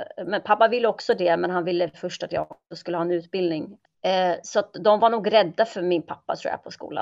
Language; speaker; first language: Swedish; early bilingual, other home language; Kurdish